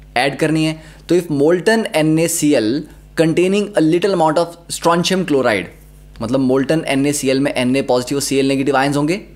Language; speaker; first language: Hindi; native; Hindi